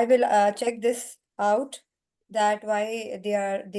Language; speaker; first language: English; non-native, learner; Urdu